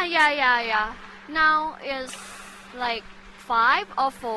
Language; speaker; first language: English; non-native, learner; Thai